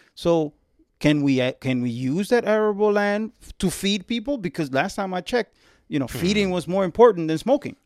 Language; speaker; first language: English; early bilingual, other home language; Spanish